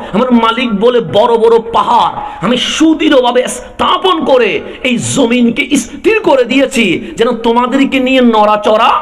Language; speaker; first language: Bangla; non-native, local second language; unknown